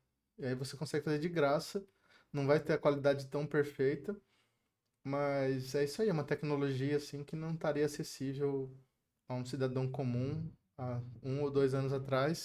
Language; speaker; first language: Portuguese; native; Portuguese